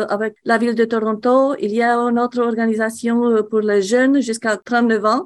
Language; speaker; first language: French; non-native, fluent; Romanian